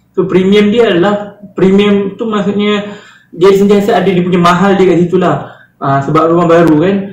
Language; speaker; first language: Malay; native; Malay